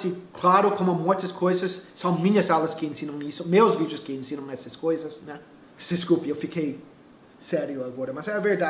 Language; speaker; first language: Portuguese; non-native, fluent; English